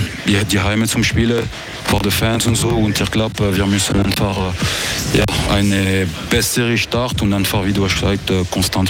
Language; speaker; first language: German; non-native, local second language; French